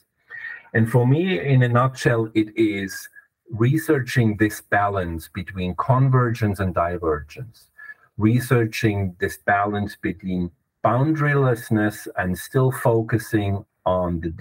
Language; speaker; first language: English; non-native, fluent; German